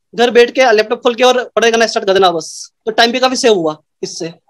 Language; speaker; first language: Hindi; native; Hindi